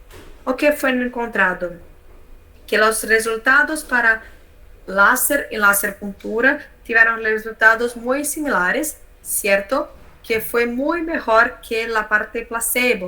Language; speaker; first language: Spanish; non-native, learner; Portuguese